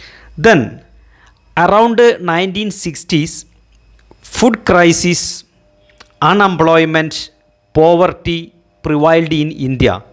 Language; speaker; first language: English; non-native, local second language; Malayalam